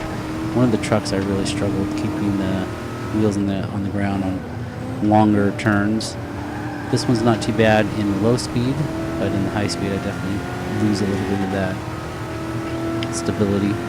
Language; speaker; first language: English; native; English